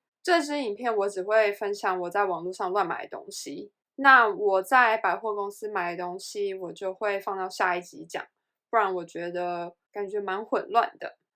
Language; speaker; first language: Chinese; native; Chinese